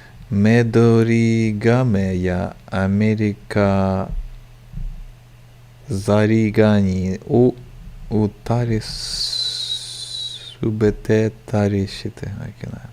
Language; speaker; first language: Japanese; non-native, learner; English